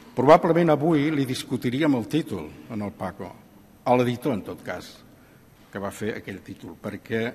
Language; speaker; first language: Catalan; non-native, local second language; Spanish